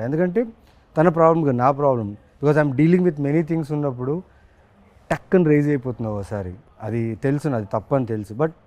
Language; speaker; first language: Telugu; native; Telugu